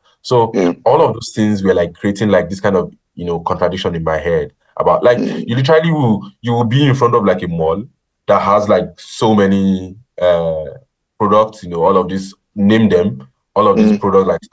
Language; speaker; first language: English; non-native, local second language; Yoruba